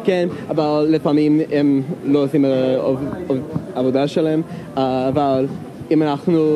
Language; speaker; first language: Hebrew; non-native, learner; English